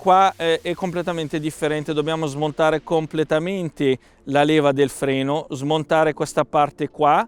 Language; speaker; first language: Italian; native; Italian